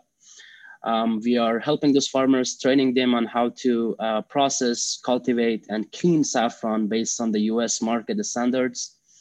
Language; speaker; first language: English; non-native, fluent; Persian